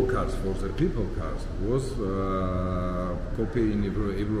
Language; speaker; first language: English; non-native, learner; Georgian